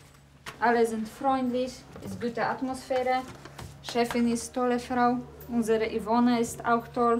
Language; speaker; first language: German; non-native, learner; Polish